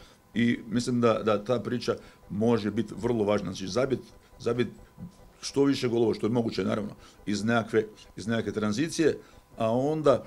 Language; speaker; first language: Croatian; native; Croatian